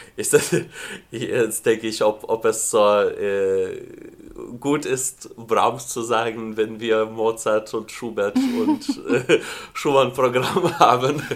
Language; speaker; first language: German; non-native, fluent; Lithuanian